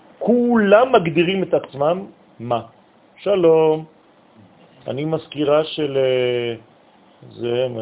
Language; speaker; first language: Hebrew; non-native, fluent; French